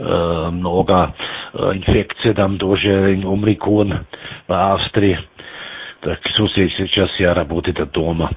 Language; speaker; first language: Russian; non-native, learner; German